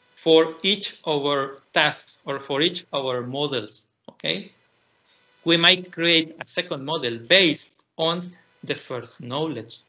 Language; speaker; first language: English; non-native, fluent; Spanish